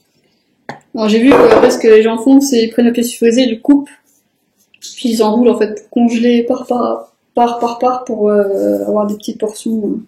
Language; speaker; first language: French; native; French